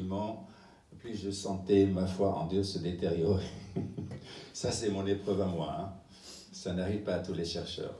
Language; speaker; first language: French; non-native, fluent; Arabic